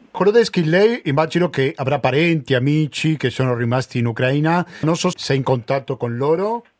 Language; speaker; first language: Italian; native; Italian